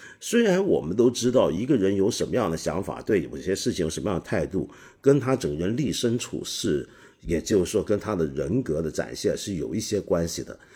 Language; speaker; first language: Chinese; non-native, local second language; Cantonese